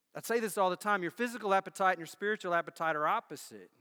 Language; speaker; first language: English; native; English